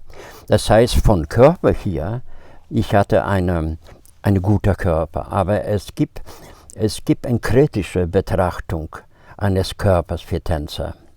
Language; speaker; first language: German; non-native, fluent; Polish